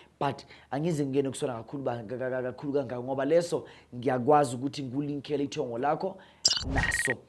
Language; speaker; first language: Zulu; non-native, local second language; Northern Sotho